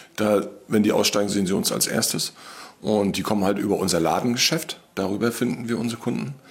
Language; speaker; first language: German; native; German